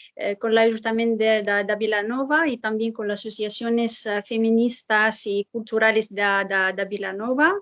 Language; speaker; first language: Spanish; non-native, fluent; Arabic